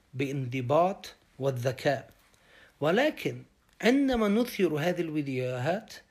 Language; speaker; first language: Arabic; non-native, fluent; German